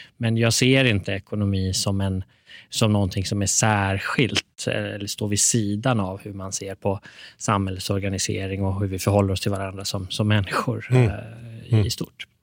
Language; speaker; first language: Swedish; early bilingual, other home language; Persian